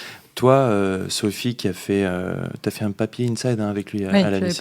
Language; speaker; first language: French; native; French